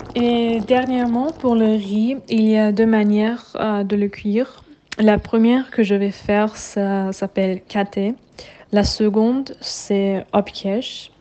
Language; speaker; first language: French; non-native, fluent; German